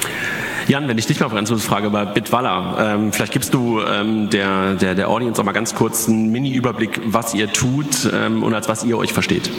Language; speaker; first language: German; native; German